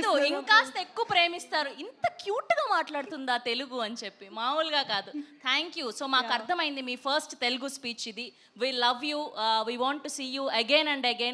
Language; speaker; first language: Telugu; native; Telugu